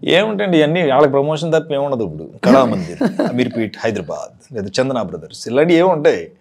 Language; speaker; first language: Telugu; native; Telugu